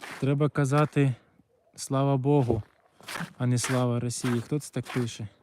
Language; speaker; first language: Ukrainian; non-native, local second language; Russian